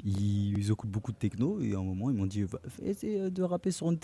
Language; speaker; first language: French; native; French